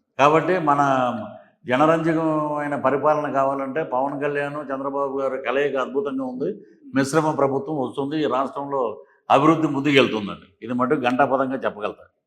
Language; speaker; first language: Telugu; native; Telugu